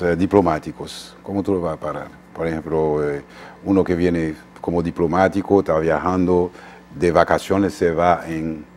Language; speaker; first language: Spanish; non-native, fluent; Haitian Creole